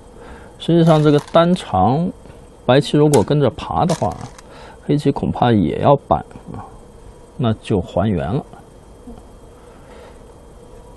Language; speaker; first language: Chinese; native; Chinese